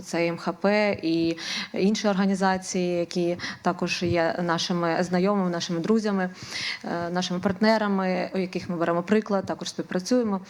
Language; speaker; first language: Ukrainian; native; Ukrainian